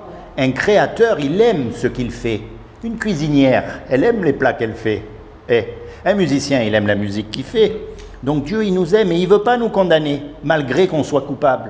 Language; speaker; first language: French; native; French